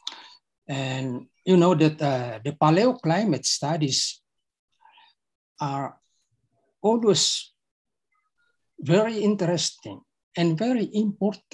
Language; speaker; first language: English; non-native, fluent; Indonesian